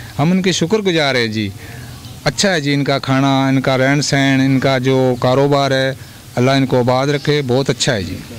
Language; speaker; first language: Hindi; native; Hindi